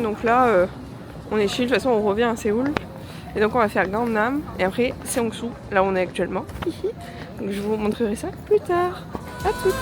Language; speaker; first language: French; native; French